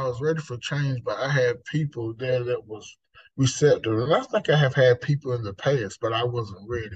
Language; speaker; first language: English; native; English